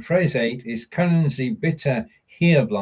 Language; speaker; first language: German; non-native, learner; English